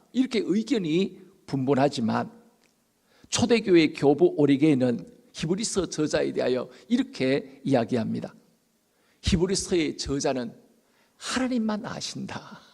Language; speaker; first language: Korean; native; Korean